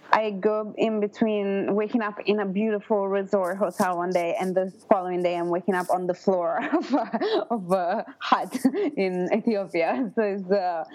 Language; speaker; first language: English; non-native, fluent; Italian